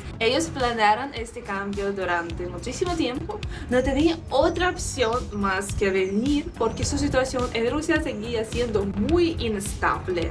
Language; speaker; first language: Spanish; non-native, fluent; Russian